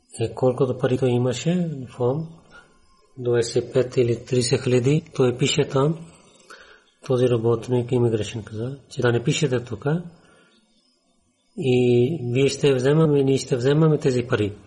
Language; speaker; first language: Bulgarian; non-native, learner; Urdu